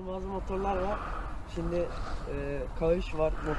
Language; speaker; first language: Turkish; early bilingual, heritage; Turkish